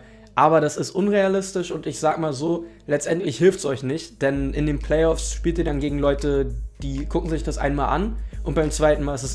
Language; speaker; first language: German; native; German